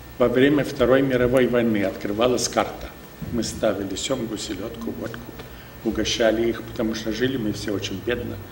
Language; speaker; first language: Russian; early bilingual, heritage; Russian